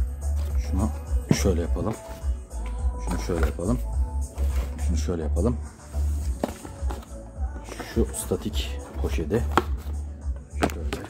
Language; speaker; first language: Turkish; native; Turkish